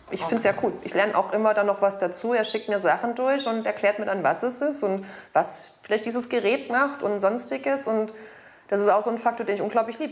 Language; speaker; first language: German; native; German